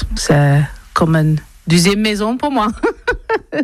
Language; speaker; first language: French; non-native, learner; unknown